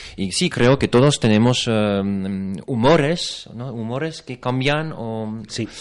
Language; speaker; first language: Spanish; non-native, fluent; French